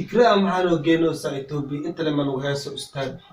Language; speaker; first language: Arabic; non-native, learner; Somali